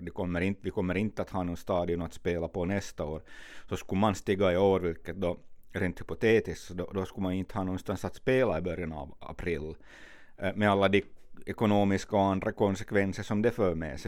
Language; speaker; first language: Swedish; native; Swedish